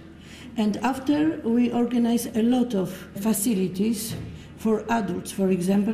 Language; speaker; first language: English; non-native, learner; Polish